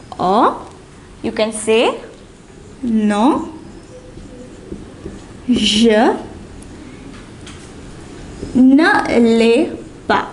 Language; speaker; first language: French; non-native, fluent; English